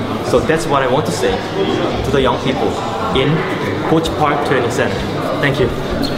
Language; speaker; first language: English; non-native, learner; Korean